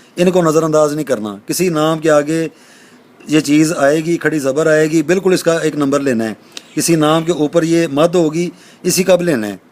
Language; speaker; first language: Urdu; native; Urdu